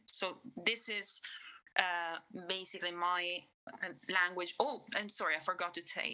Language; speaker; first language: English; non-native, fluent; Italian